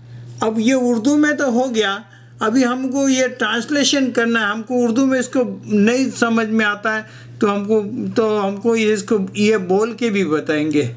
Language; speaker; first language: Hindi; non-native, local second language; Gujarati